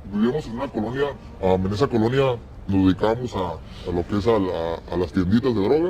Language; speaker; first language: Spanish; native; Spanish